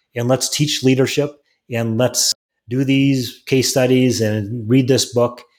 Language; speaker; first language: English; native; English